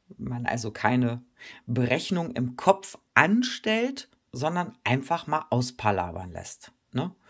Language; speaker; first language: German; native; German